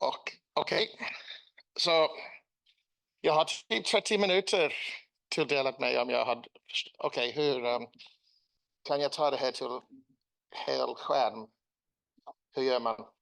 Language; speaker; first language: Swedish; non-native, fluent; English